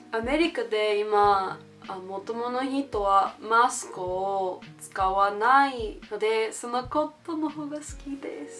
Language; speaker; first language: Japanese; non-native, learner; English